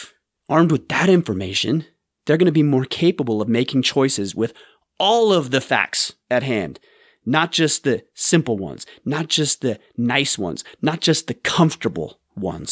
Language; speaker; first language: English; native; English